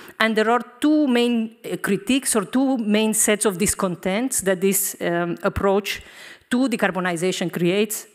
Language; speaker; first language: English; non-native, fluent; Romanian